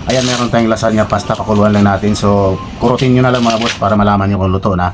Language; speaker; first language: Filipino; native; Filipino